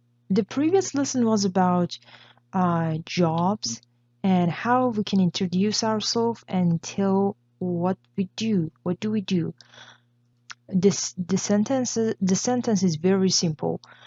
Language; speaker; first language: English; non-native, fluent; Persian